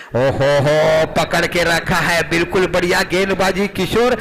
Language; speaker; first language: Hindi; non-native, local second language; Marathi